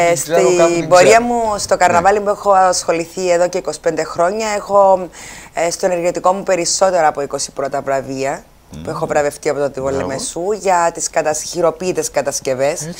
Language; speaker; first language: Greek; native; Greek